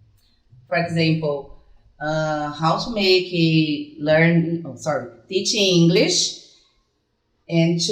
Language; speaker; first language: English; non-native, fluent; Portuguese